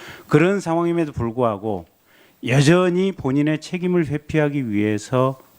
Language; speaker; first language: Korean; native; Korean